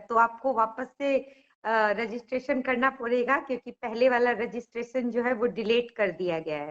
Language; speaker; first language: Hindi; native; Hindi